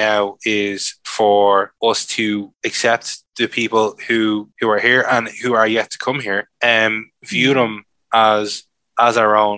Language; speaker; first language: English; native; English